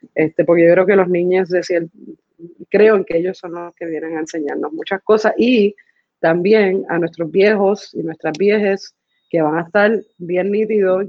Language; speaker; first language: Spanish; early bilingual, other home language; English